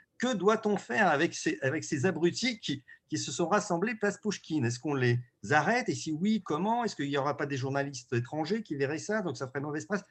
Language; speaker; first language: French; early bilingual, other home language; Russian